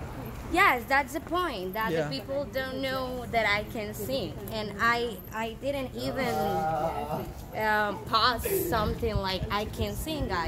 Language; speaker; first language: English; non-native, fluent; Spanish